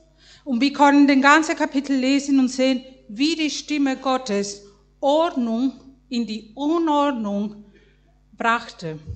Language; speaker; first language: German; non-native, fluent; Spanish